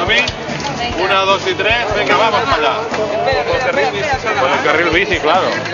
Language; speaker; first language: Catalan; native; Catalan